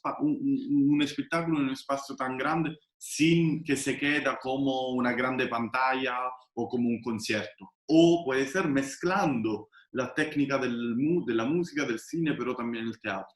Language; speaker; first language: Spanish; non-native, fluent; Italian